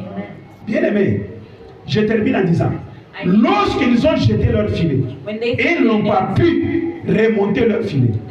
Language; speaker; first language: French; non-native, local second language; Lingala